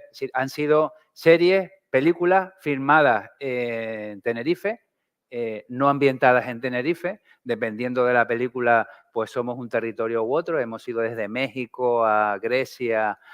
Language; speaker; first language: Spanish; native; Spanish